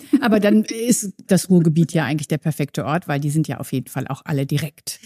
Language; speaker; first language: German; native; German